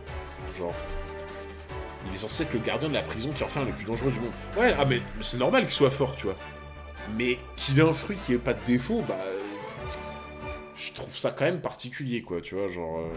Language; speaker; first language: French; native; French